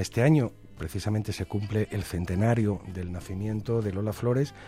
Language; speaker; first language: Spanish; native; Spanish